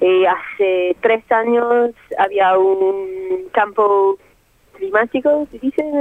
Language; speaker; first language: Spanish; non-native, fluent; French